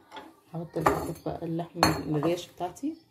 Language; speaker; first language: Arabic; native; Arabic